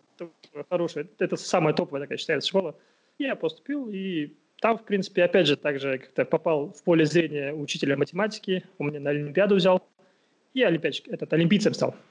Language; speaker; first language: Russian; non-native, local second language; Kazakh